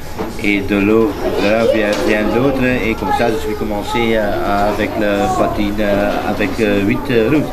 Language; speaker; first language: French; non-native, learner; Dutch